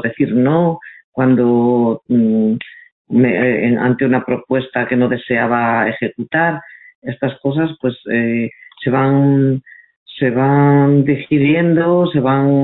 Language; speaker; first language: Spanish; native; Spanish